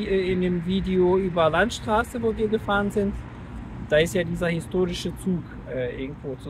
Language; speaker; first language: German; native; German